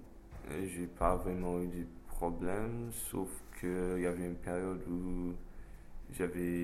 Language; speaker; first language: French; non-native, fluent; English